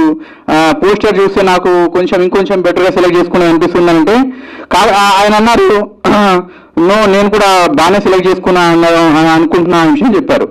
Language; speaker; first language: Telugu; native; Telugu